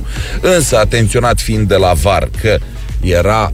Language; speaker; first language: Romanian; native; Romanian